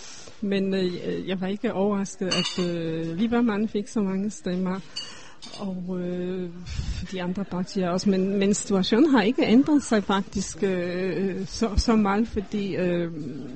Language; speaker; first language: Danish; non-native, fluent; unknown